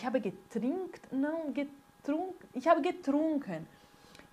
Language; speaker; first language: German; non-native, fluent; Portuguese